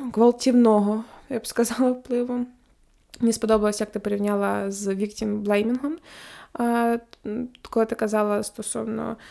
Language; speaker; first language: Ukrainian; native; Ukrainian